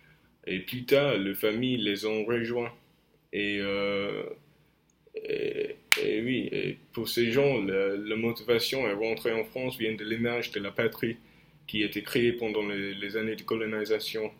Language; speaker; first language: French; non-native, fluent; English